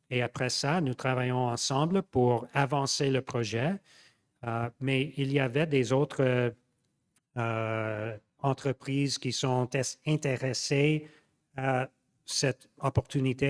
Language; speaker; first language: French; non-native, local second language; English